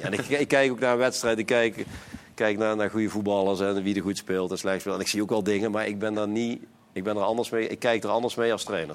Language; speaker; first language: Dutch; native; Dutch